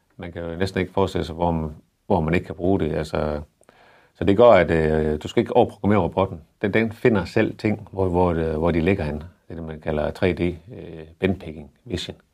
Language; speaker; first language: Danish; native; Danish